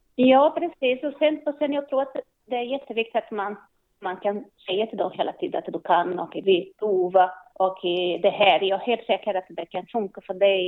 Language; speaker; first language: Swedish; non-native, learner; Portuguese